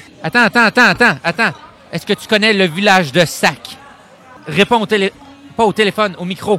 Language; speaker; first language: French; native; French